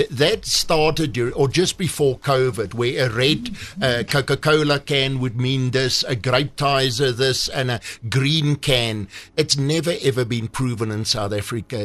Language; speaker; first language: English; non-native, local second language; Afrikaans